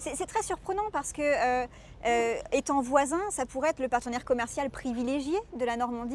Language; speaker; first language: French; native; French